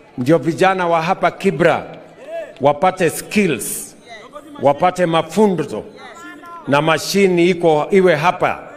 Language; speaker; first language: Swahili; non-native, local second language; Kalenjin